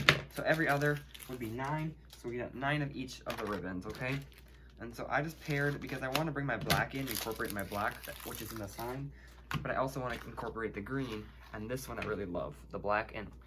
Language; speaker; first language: English; native; English